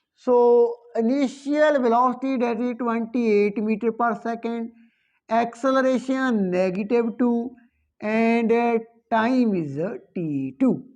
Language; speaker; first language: English; non-native, local second language; Punjabi